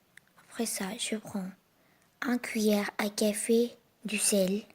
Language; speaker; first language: French; non-native, learner; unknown